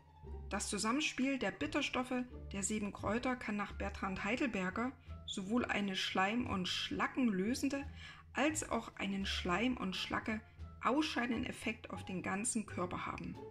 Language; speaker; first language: German; native; German